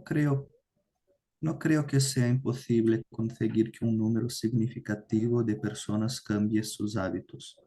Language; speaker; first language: Spanish; non-native, fluent; Portuguese